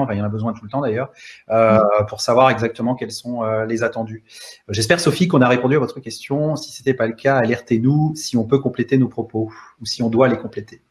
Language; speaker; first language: French; native; French